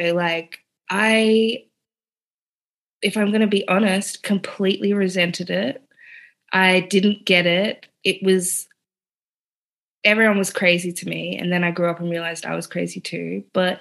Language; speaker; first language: English; native; English